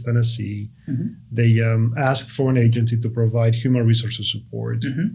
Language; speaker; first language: English; non-native, fluent; Romanian